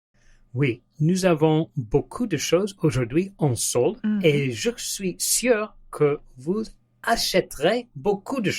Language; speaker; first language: French; non-native, learner; English